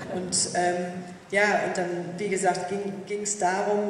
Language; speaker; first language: German; native; German